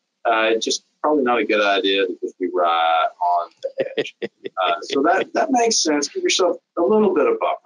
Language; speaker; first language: English; native; English